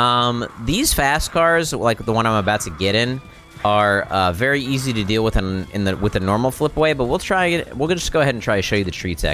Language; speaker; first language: English; native; English